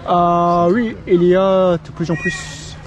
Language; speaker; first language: French; non-native, learner; Korean